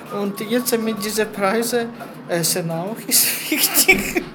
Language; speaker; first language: German; non-native, learner; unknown